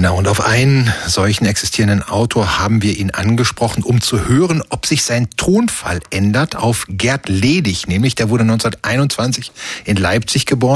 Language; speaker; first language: German; native; German